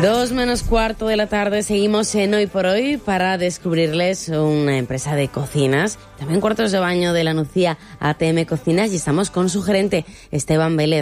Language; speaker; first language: Spanish; native; Spanish